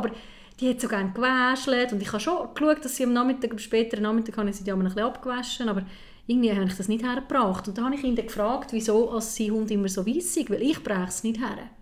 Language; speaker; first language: German; native; German